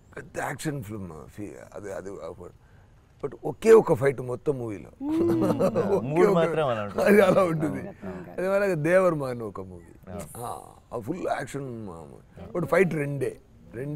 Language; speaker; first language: Telugu; non-native, learner; Tamil